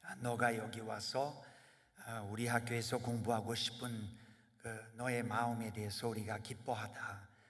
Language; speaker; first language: Korean; non-native, fluent; Portuguese